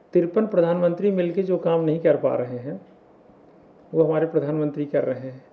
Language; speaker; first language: Hindi; native; Hindi